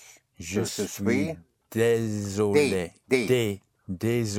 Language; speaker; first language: French; non-native, learner; English